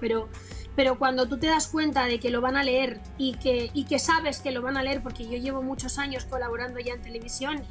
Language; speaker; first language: Spanish; native; Spanish